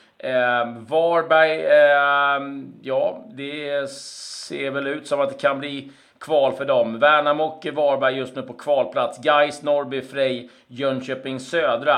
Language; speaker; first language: Swedish; native; Swedish